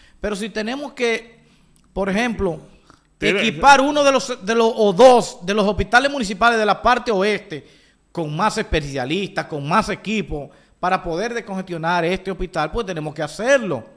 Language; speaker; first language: Spanish; native; Spanish